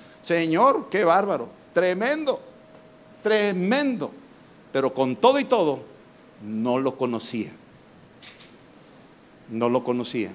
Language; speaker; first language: Spanish; native; Spanish